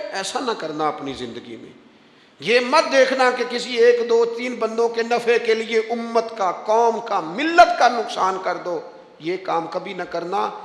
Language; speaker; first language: Urdu; non-native, local second language; Punjabi